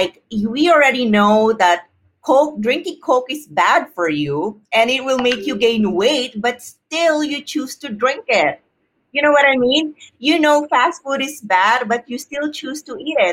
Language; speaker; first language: English; non-native, local second language; Filipino